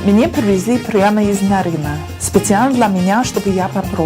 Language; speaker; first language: Russian; non-native, fluent; English